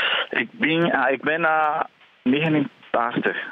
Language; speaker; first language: Dutch; non-native, learner; Portuguese